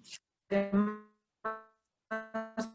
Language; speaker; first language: Spanish; native; Spanish